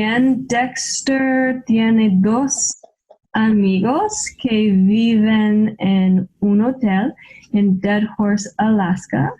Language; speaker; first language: Spanish; non-native, learner; English